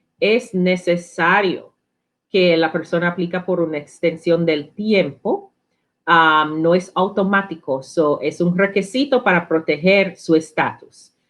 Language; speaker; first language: Spanish; non-native, learner; English